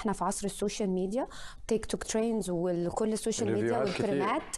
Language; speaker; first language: Arabic; native; Arabic